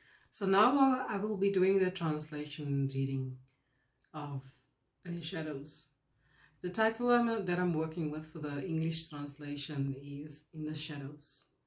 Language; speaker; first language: English; non-native, local second language; Afrikaans